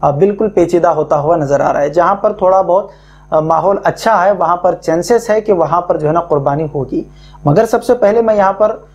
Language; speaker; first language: Urdu; native; Urdu